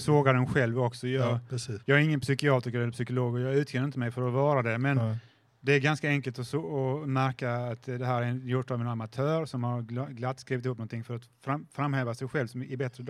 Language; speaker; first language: Swedish; native; Swedish